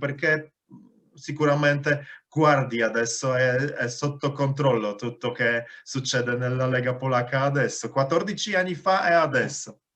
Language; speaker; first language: Italian; non-native, fluent; Polish